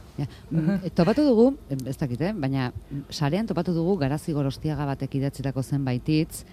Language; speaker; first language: Basque; native; Basque